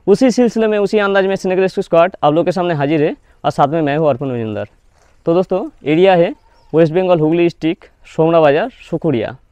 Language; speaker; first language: Hindi; non-native, local second language; Bangla